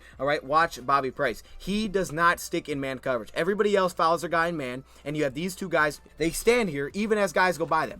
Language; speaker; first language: English; native; English